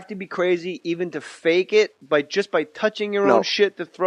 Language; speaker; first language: English; native; English